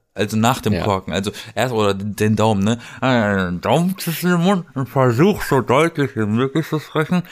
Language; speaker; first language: German; native; German